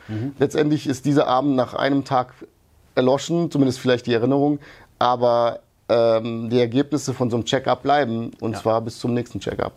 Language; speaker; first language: German; early bilingual, other home language; Hungarian